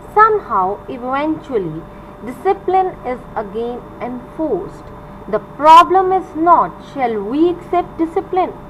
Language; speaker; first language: English; non-native, local second language; Punjabi